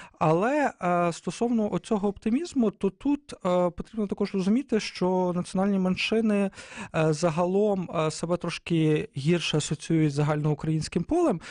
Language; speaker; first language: Ukrainian; native; Ukrainian